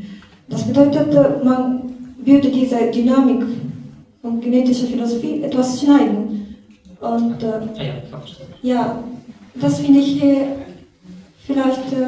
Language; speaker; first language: German; non-native, learner; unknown